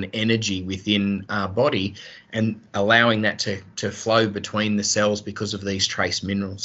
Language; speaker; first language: English; native; English